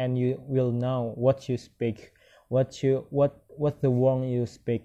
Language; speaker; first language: English; non-native, learner; Minangkabau